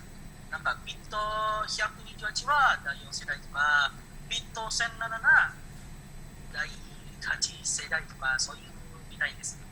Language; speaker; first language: Japanese; non-native, learner; Indonesian